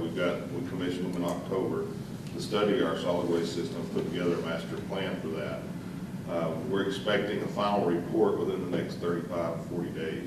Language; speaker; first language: English; native; English